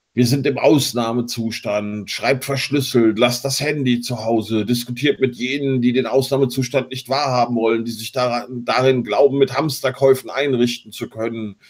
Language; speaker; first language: German; native; German